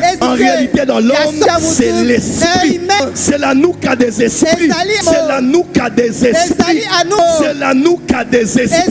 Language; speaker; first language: French; non-native, local second language; Lingala